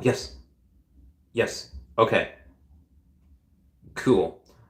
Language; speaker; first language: English; native; English